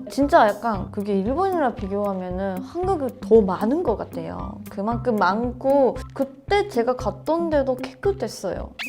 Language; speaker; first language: Korean; non-native, fluent; Japanese